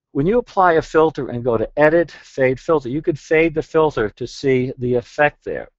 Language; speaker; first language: English; native; English